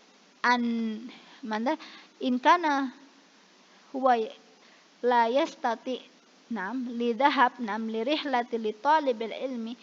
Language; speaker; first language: Arabic; non-native, fluent; Indonesian